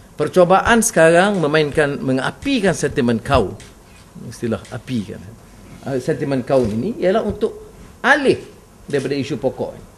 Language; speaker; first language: Malay; native; Malay